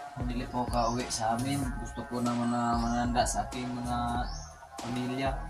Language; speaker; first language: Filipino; non-native, local second language; Cebuano